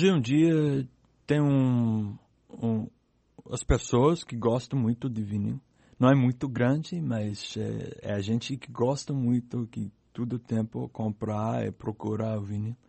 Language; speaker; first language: Portuguese; non-native, learner; English